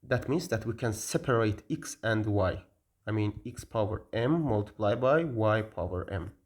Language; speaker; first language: English; non-native, learner; Azerbaijani